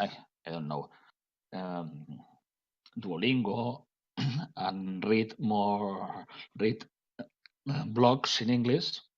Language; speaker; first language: English; non-native, learner; Catalan